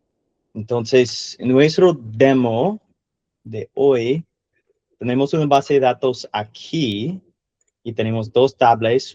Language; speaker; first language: Spanish; non-native, learner; English